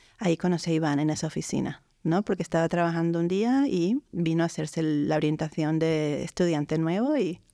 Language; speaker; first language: Spanish; native; Spanish